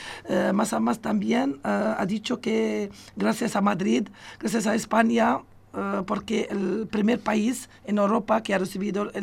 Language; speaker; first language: Spanish; non-native, fluent; Arabic